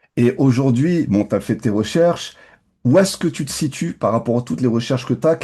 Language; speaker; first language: French; native; French